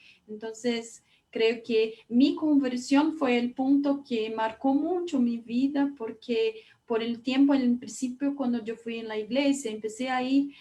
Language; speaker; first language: Spanish; non-native, fluent; Portuguese